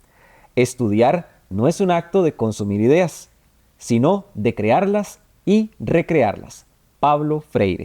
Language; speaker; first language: Spanish; native; Spanish